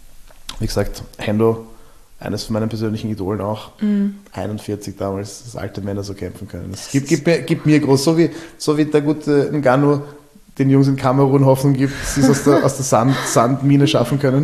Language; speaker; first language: German; native; German